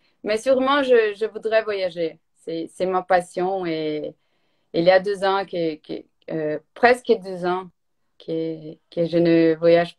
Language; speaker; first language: French; non-native, learner; Portuguese